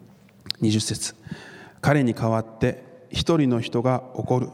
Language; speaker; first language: Japanese; non-native, fluent; Korean